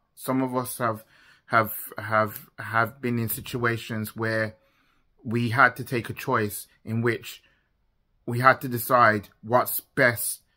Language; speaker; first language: English; native; English